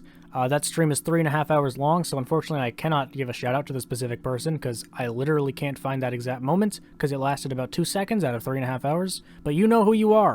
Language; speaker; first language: English; native; English